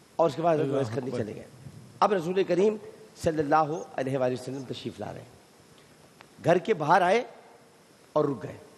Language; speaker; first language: Urdu; native; Urdu